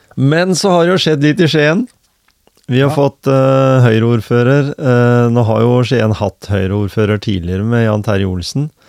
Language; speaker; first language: Norwegian; native; Norwegian